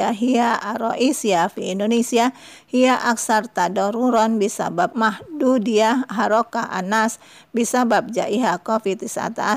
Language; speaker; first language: Arabic; non-native, fluent; Indonesian